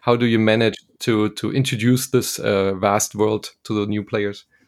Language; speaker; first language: English; non-native, fluent; German